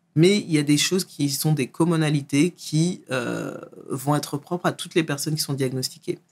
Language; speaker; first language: French; native; French